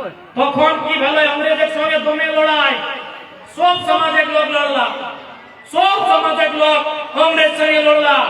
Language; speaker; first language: Bangla; non-native, local second language; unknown